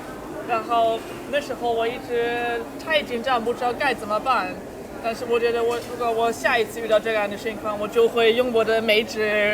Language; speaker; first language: Chinese; non-native, fluent; German